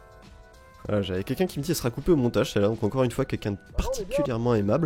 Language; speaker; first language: French; native; French